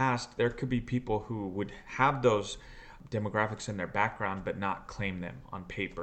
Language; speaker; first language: English; native; English